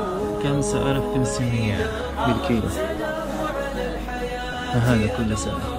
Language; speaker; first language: Arabic; non-native, learner; Filipino